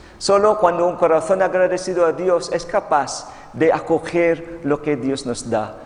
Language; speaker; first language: Spanish; non-native, fluent; Filipino